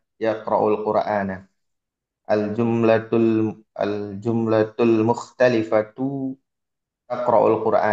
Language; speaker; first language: Arabic; non-native, learner; Indonesian